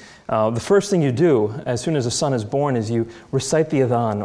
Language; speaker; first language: English; native; English